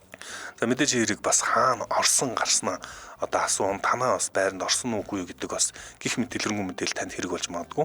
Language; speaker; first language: Mongolian; native; Mongolian